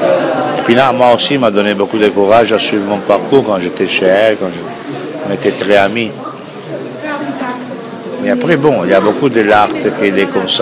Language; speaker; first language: French; non-native, fluent; Italian